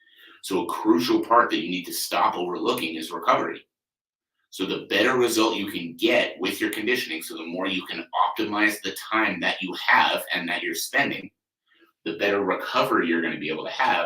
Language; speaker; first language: English; native; English